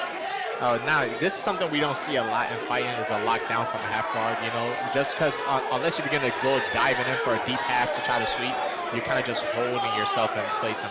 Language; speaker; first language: English; native; English